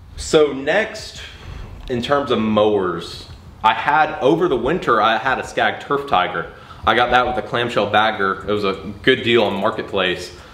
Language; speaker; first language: English; native; English